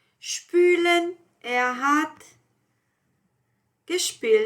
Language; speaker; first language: German; non-native, fluent; Portuguese